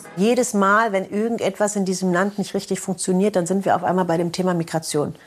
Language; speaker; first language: German; early bilingual, other home language; Turkish